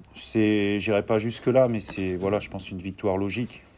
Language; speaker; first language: French; native; French